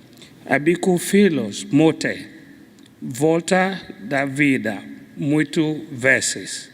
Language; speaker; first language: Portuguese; non-native, learner; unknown